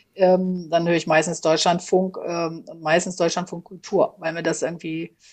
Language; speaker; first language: German; native; German